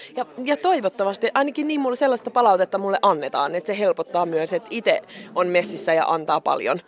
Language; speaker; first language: Finnish; native; Finnish